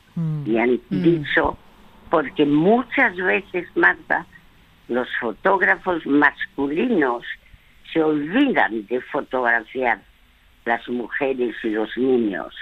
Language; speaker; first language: Spanish; early bilingual, other home language; French